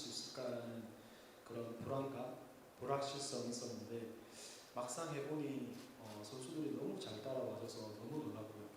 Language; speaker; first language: Korean; native; Korean